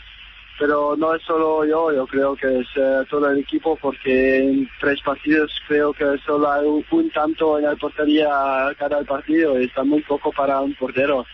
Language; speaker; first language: Spanish; non-native, learner; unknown